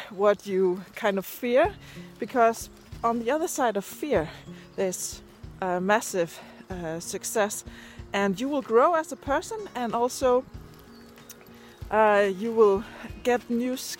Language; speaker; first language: English; non-native, fluent; Danish